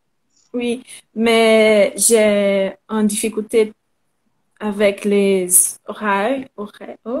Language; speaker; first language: French; non-native, learner; Portuguese